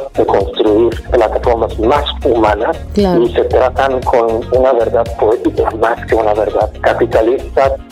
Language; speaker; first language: Spanish; non-native, fluent; Persian